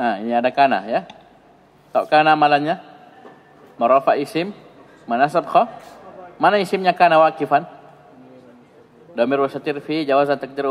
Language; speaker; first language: Arabic; non-native, fluent; Indonesian